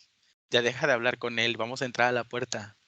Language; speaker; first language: Spanish; native; Spanish